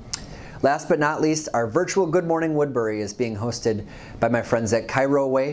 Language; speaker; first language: English; native; English